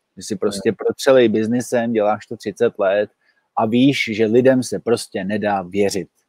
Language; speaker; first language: Czech; native; Czech